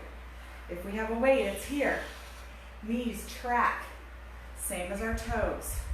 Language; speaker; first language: English; native; English